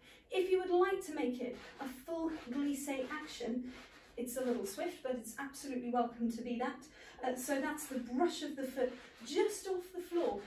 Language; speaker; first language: English; native; English